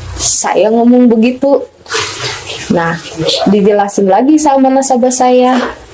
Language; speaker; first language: Indonesian; non-native, local second language; Batak Toba